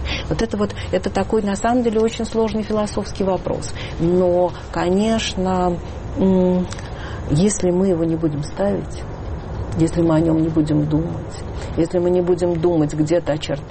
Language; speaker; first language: Russian; native; Russian